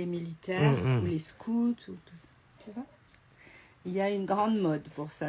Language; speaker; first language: French; native; French